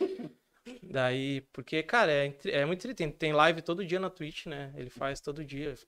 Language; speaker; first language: Portuguese; native; Portuguese